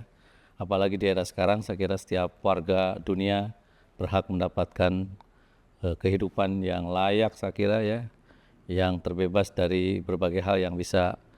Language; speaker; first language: Indonesian; native; Indonesian